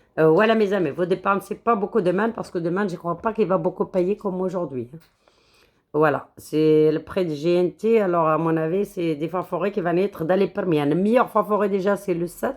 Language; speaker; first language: French; non-native, local second language; Arabic